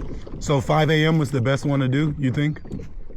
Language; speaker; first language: English; native; English